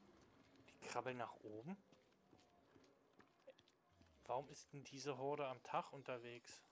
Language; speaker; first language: German; native; German